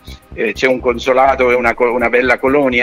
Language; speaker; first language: Italian; non-native, fluent; Spanish